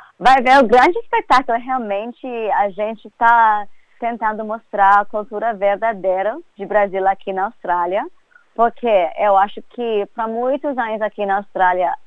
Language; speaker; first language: Portuguese; non-native, fluent; English